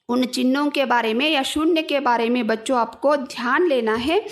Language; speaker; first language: Hindi; non-native, local second language; Kannada